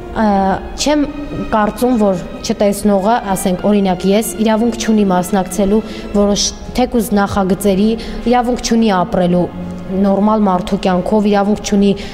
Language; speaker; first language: Armenian; native; Armenian